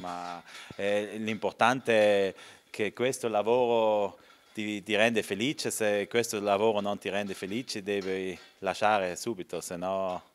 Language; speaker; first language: Italian; non-native, local second language; German